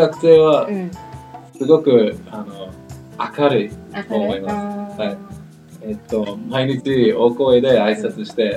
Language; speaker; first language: Japanese; non-native, learner; English